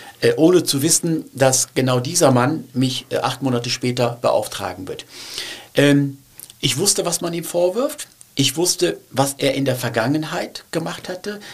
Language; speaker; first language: German; early bilingual, other home language; Turkish